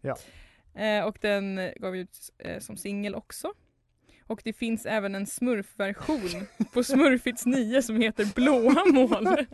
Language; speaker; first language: Swedish; native; Swedish